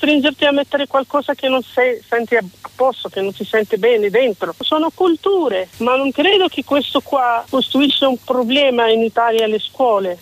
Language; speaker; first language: Italian; non-native, fluent; Arabic